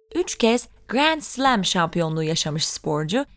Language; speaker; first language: Turkish; native; Turkish